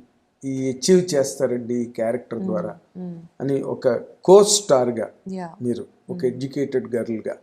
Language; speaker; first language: Telugu; native; Telugu